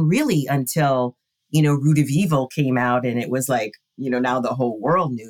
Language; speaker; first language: English; native; English